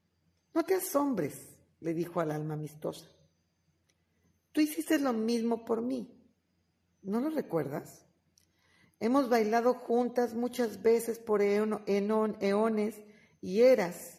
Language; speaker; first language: Spanish; native; Spanish